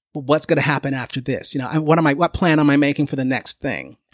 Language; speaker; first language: English; native; English